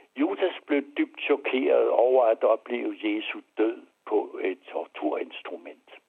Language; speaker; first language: Danish; early bilingual, other home language; French